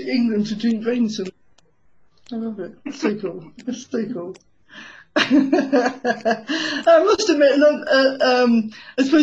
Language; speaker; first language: English; native; English